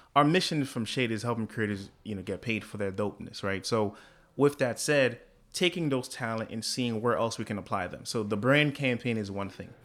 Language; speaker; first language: English; early bilingual, other home language; Haitian Creole